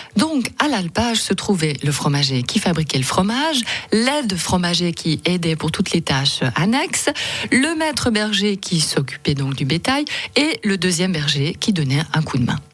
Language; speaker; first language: French; native; French